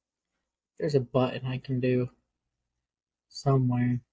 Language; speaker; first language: English; native; English